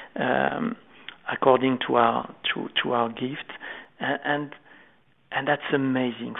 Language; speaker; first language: English; non-native, fluent; French